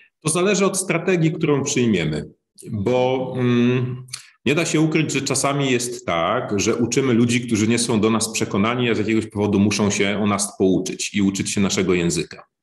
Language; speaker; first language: Polish; native; Polish